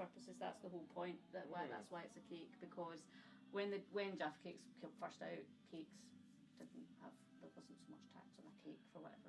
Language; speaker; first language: English; native; English